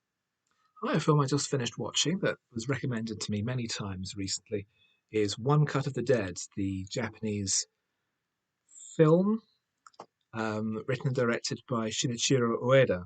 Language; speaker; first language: English; native; English